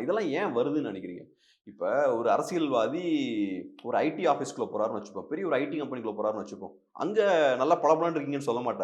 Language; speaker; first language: Tamil; native; Tamil